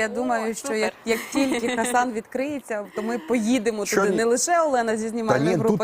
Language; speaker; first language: Ukrainian; native; Ukrainian